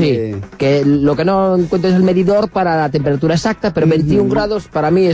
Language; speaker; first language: Spanish; native; Spanish